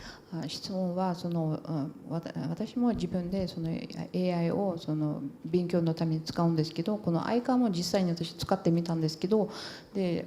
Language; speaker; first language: Japanese; non-native, fluent; Portuguese